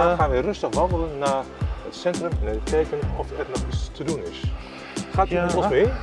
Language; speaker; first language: Dutch; native; Dutch